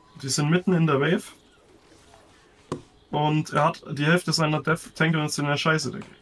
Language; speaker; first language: German; native; German